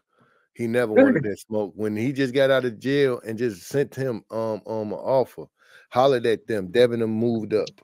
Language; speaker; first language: English; native; English